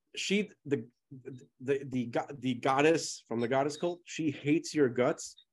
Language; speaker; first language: English; early bilingual, other home language; Russian